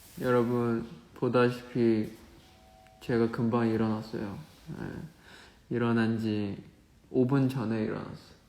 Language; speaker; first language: Korean; non-native, fluent; Chinese